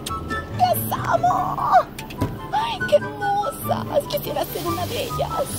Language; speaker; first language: Spanish; native; Spanish